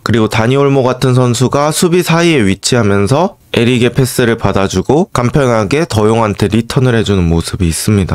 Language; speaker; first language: Korean; native; Korean